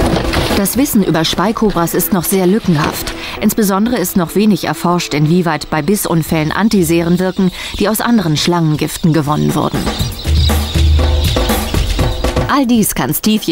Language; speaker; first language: German; native; German